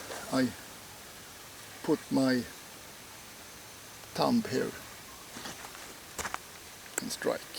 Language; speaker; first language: English; non-native, fluent; Swedish